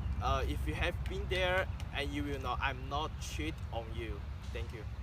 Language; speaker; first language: English; non-native, learner; Chinese